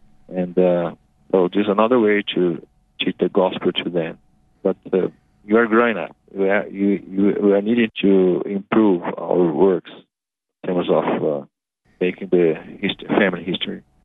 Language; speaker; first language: English; non-native, fluent; Portuguese